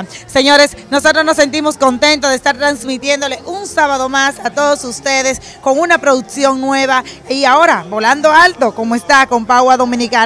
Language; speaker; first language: Spanish; native; Spanish